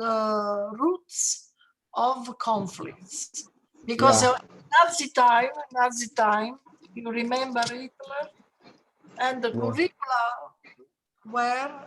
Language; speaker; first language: English; non-native, learner; Italian